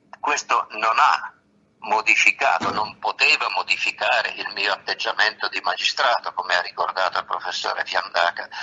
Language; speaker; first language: Italian; native; Italian